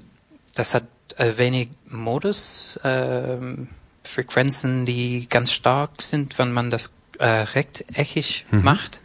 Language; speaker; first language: German; non-native, learner; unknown